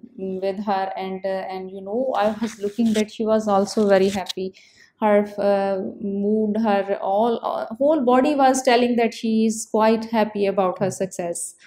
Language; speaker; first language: English; non-native, local second language; Punjabi